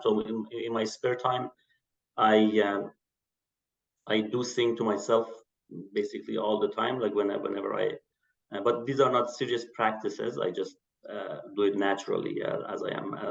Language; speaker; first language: English; non-native, fluent; Persian